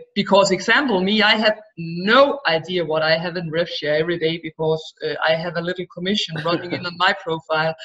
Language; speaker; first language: English; non-native, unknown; Danish